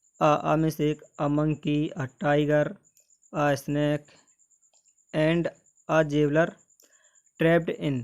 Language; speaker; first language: Hindi; native; Hindi